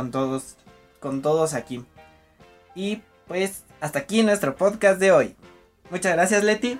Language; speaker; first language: Spanish; native; Spanish